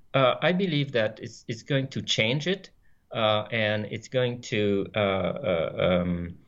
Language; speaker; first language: English; non-native, fluent; French